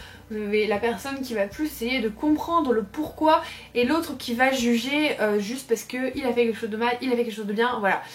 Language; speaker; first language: French; native; French